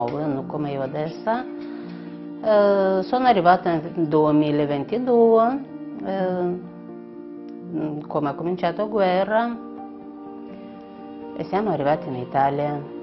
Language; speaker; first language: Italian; non-native, learner; Ukrainian